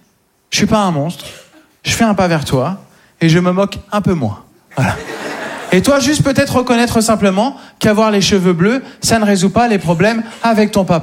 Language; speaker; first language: French; native; French